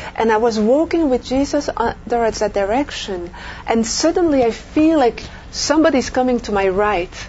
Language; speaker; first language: English; non-native, fluent; French